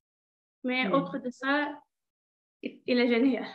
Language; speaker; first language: French; non-native, learner; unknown